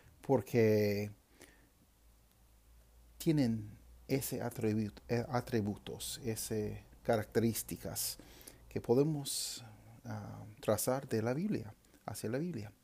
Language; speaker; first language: Spanish; non-native, fluent; English